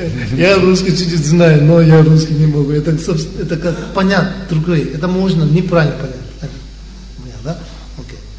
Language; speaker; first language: Russian; non-native, learner; Tibetan